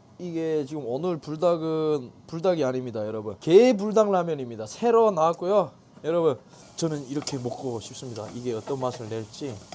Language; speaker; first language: Korean; native; Korean